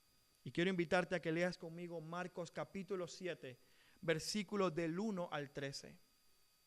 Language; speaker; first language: Spanish; native; Spanish